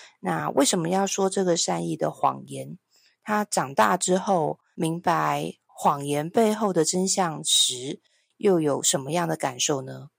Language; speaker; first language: Chinese; native; Chinese